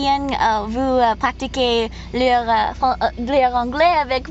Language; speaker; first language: French; non-native, learner; English